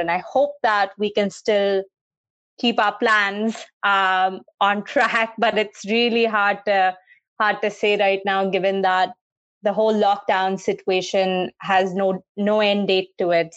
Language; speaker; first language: English; non-native, local second language; Hindi